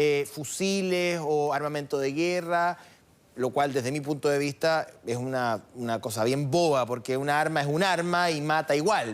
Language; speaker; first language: Spanish; native; Spanish